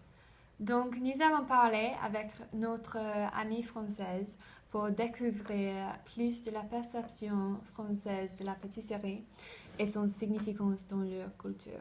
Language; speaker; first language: French; non-native, learner; English